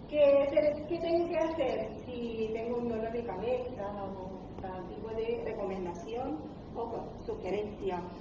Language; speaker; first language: Spanish; non-native, learner; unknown